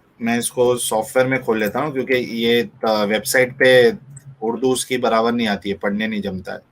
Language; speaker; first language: Hindi; native; Hindi